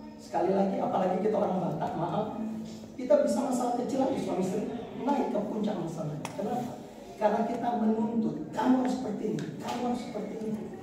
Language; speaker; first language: Indonesian; native; Indonesian